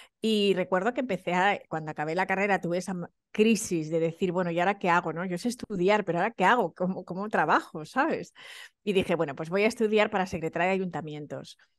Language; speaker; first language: Spanish; early bilingual, other home language; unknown